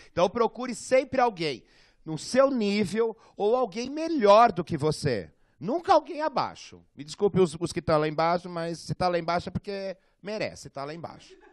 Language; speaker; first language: Portuguese; native; Portuguese